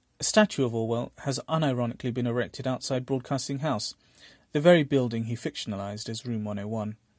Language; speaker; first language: English; early bilingual, other home language; Bangla